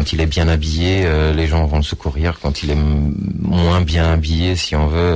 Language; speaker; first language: French; early bilingual, other home language; Portuguese